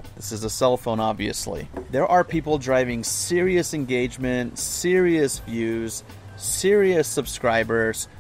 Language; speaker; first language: English; native; English